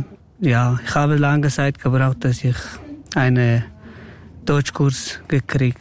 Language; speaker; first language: German; non-native, learner; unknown